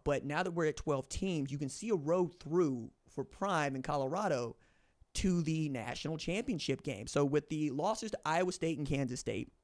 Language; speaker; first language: English; native; English